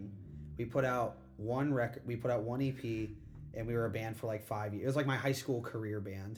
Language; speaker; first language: English; native; English